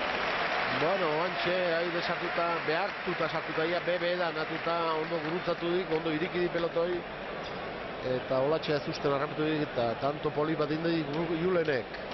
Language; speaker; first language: Basque; native; Basque